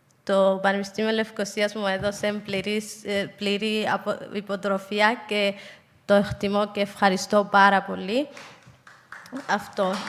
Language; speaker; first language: Greek; non-native, fluent; Somali